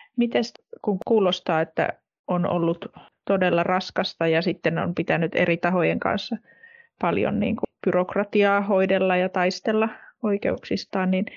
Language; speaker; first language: Finnish; native; Finnish